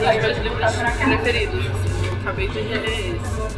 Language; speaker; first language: Portuguese; native; Portuguese